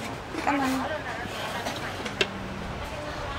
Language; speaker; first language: Vietnamese; non-native, learner; Japanese